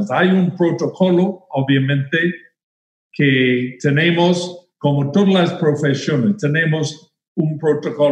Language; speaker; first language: Spanish; non-native, fluent; English